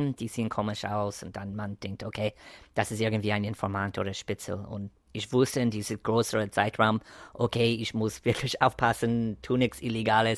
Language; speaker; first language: German; non-native, fluent; English